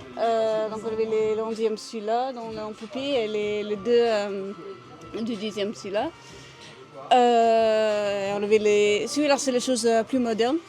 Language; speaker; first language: French; non-native, learner; English